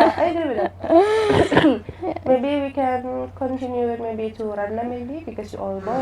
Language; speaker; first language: English; non-native, learner; Indonesian